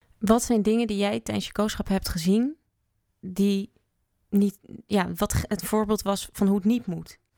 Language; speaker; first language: Dutch; native; Dutch